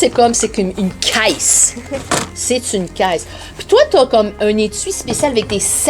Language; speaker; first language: French; native; French